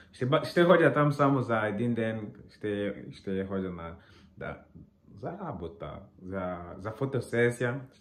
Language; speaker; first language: Bulgarian; non-native, learner; Portuguese